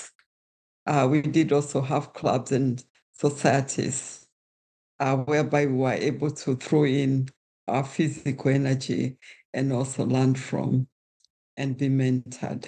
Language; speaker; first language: English; non-native, local second language; Kikuyu